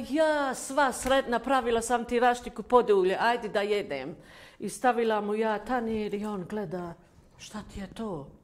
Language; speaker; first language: Croatian; non-native, fluent; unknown